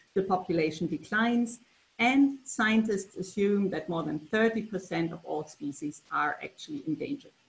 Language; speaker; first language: English; non-native, fluent; German